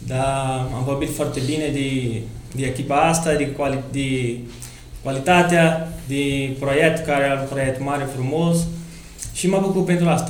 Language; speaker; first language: Romanian; non-native, learner; Portuguese